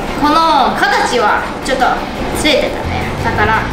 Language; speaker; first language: Japanese; non-native, learner; Chinese